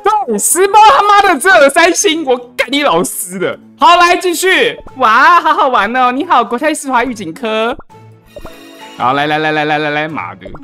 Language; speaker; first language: Chinese; native; Chinese